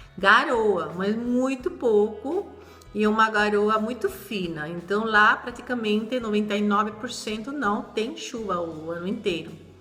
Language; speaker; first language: Portuguese; non-native, fluent; Spanish